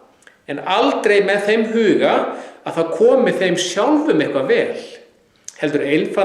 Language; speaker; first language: Icelandic; native; Icelandic